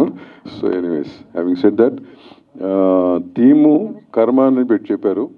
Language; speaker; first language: Telugu; native; Telugu